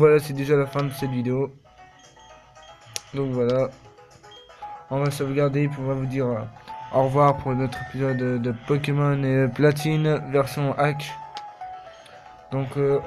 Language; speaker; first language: French; native; French